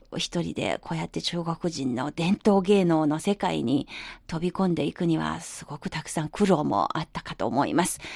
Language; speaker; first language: Japanese; non-native, fluent; Chinese